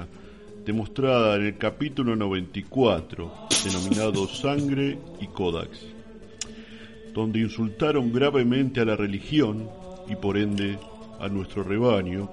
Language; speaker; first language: Spanish; native; Spanish